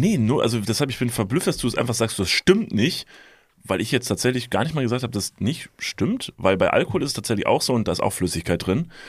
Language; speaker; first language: German; native; German